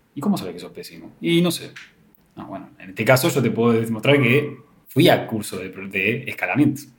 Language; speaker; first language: Spanish; native; Spanish